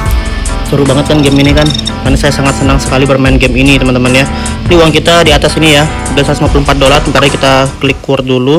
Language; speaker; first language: Indonesian; native; Indonesian